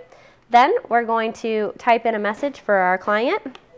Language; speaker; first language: English; native; English